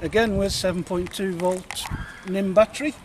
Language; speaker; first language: English; native; English